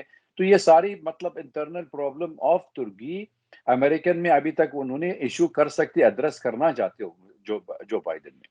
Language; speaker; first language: Hindi; non-native, fluent; Arabic